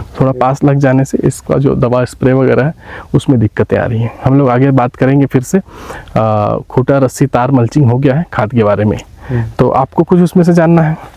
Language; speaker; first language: Hindi; native; Hindi